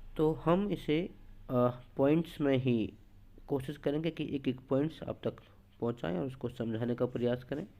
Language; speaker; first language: Hindi; native; Hindi